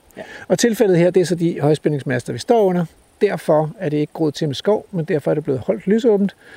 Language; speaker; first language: Danish; native; Danish